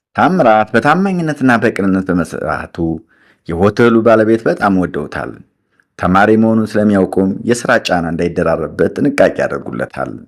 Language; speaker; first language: Amharic; native; Amharic